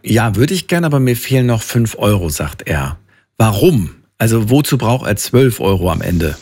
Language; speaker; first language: German; native; German